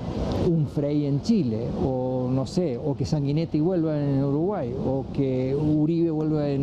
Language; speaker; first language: Spanish; native; Spanish